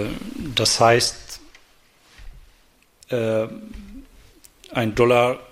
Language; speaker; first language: German; non-native, fluent; Arabic